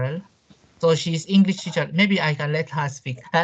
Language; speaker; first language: English; non-native, local second language; French